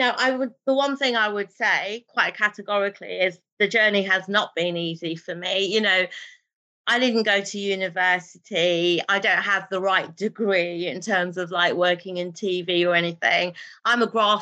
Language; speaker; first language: English; non-native, local second language; Urdu